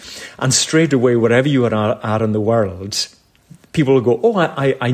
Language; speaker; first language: English; native; English